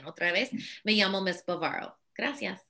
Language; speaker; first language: Spanish; non-native, fluent; English